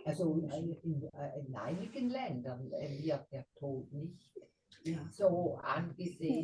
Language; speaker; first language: German; non-native, learner; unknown